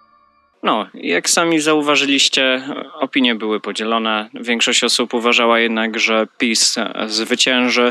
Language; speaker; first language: Polish; native; Polish